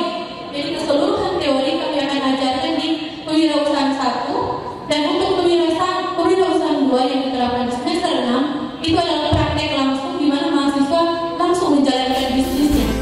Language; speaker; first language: Indonesian; native; Indonesian